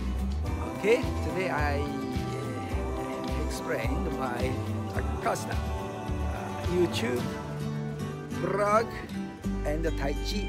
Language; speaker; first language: English; non-native, learner; Japanese